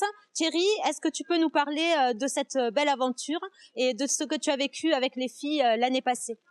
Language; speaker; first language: French; native; French